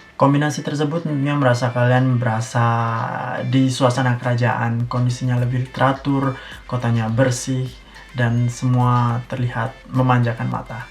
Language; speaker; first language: Indonesian; native; Indonesian